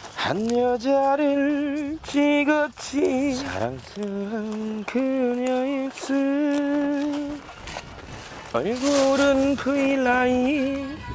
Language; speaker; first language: Korean; native; Korean